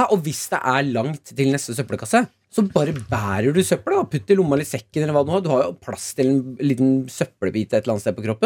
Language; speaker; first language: Norwegian; native; Norwegian